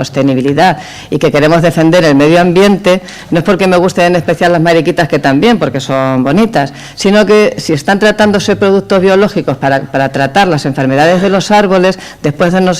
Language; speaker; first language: Spanish; native; Spanish